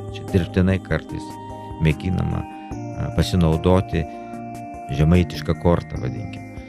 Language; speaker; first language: Lithuanian; native; Lithuanian